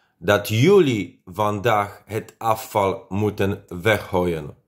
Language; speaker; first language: Dutch; non-native, fluent; Polish